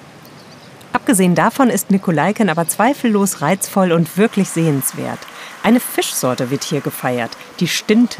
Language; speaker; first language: German; native; German